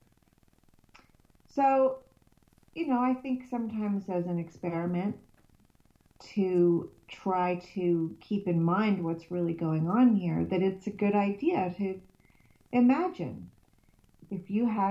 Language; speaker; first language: English; native; English